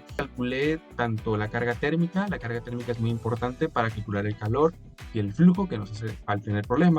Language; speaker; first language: Spanish; native; Spanish